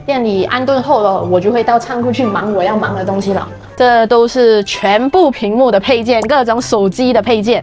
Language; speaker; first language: Chinese; native; Chinese